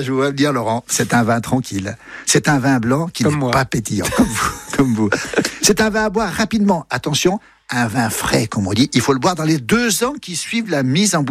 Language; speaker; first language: French; native; French